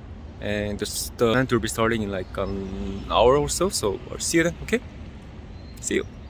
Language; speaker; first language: English; non-native, fluent; Korean